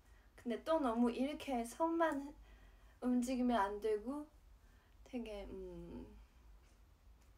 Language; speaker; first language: Korean; non-native, fluent; Chinese